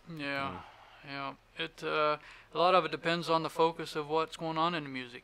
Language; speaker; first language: English; native; English